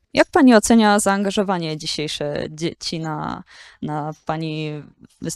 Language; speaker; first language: Polish; native; Polish